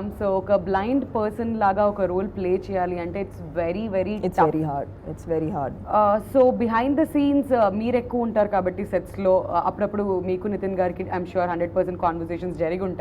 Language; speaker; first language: Telugu; native; Telugu